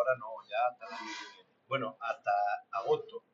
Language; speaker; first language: Spanish; native; Spanish